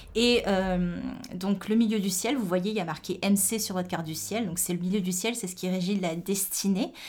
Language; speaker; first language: French; native; French